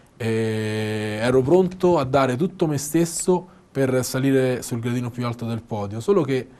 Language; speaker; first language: Italian; native; Italian